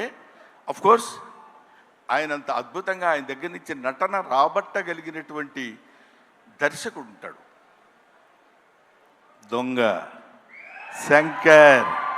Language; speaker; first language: Telugu; native; Telugu